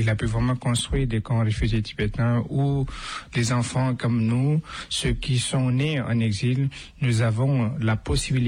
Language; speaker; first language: French; non-native, fluent; Tibetan